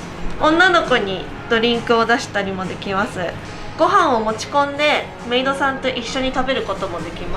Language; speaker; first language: Japanese; native; Japanese